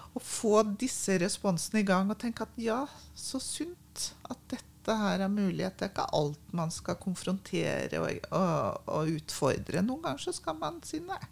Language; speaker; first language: Norwegian; native; Norwegian